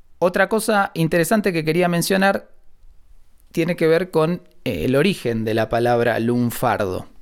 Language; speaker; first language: Spanish; native; Spanish